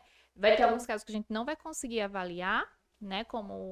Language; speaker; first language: Portuguese; native; Portuguese